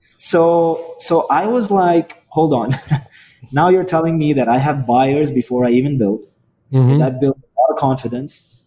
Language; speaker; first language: English; non-native, fluent; Arabic